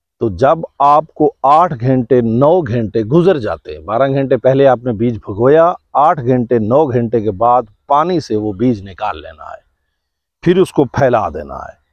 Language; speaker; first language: Urdu; non-native, local second language; Saraiki